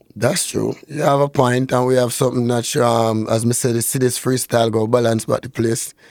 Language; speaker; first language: English; non-native, local second language; Jamaican Creole English